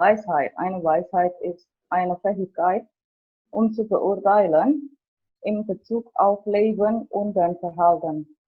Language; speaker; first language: German; non-native, learner; Indonesian